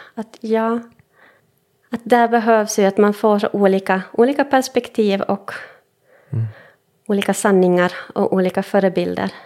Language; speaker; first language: Swedish; native; Swedish